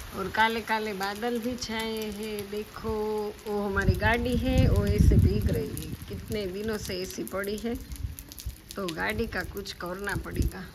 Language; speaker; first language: Hindi; non-native, local second language; Gujarati